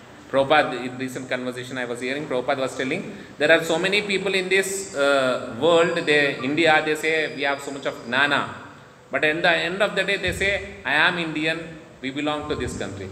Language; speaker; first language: English; non-native, local second language; Telugu